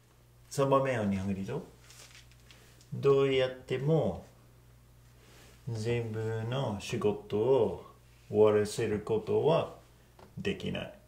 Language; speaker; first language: Japanese; non-native, fluent; English